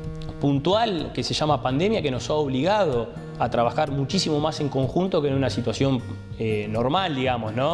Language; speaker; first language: Spanish; native; Spanish